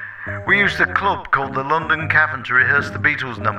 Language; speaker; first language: English; native; English